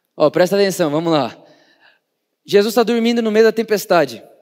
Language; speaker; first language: Portuguese; native; Portuguese